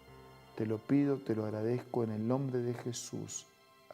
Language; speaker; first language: Spanish; native; Spanish